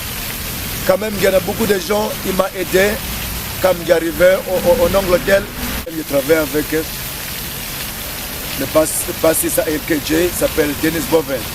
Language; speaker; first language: French; non-native, learner; English